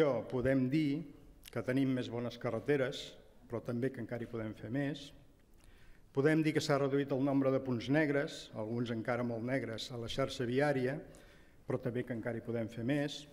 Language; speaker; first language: Catalan; native; Catalan